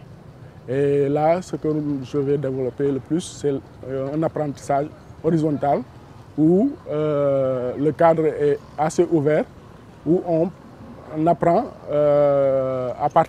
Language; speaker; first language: French; non-native, local second language; Wolof